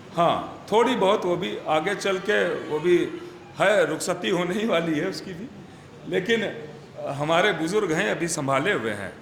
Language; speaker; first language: Urdu; native; Urdu